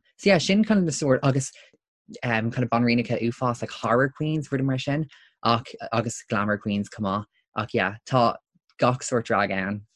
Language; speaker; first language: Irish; native; Irish